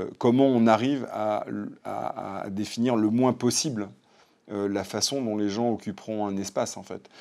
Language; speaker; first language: French; native; French